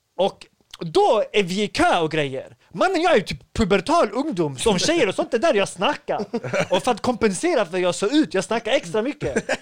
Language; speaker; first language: Swedish; early bilingual, other home language; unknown